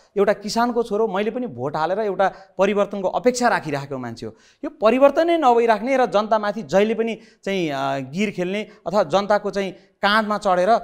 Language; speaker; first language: Nepali; native; Nepali